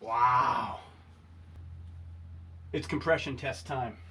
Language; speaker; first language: English; native; English